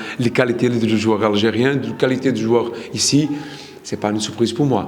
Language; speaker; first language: French; non-native, learner; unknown